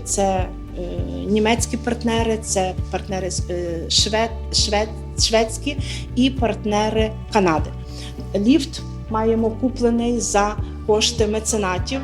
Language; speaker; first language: Ukrainian; native; Ukrainian